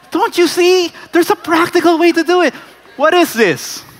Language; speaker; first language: English; non-native, local second language; Filipino